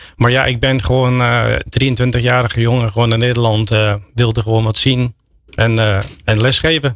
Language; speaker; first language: Dutch; non-native, fluent; English